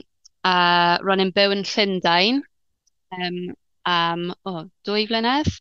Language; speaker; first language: Welsh; non-native, learner; English